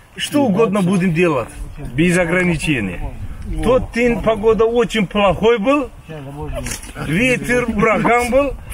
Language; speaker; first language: Russian; non-native, local second language; Uzbek